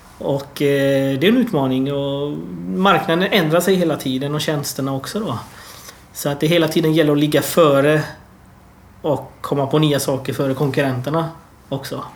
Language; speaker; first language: Swedish; early bilingual, other home language; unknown